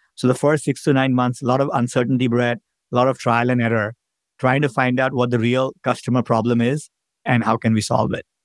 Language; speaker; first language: English; non-native, local second language; Hindi